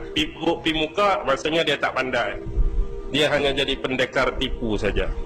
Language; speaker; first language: Malay; native; Malay